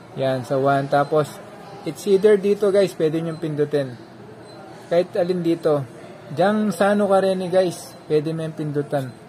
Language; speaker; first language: Filipino; non-native, local second language; Pampanga